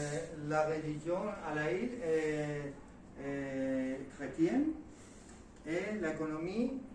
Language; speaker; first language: French; non-native, learner; Spanish